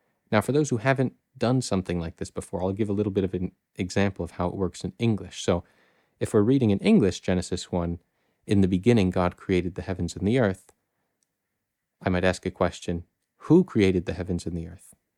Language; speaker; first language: English; native; English